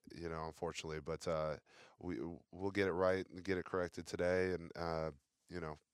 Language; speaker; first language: English; native; English